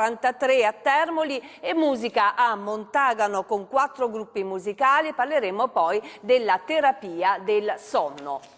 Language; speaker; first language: Italian; native; Italian